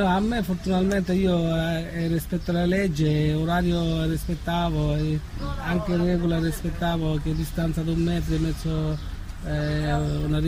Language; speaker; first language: Italian; non-native, learner; Bangla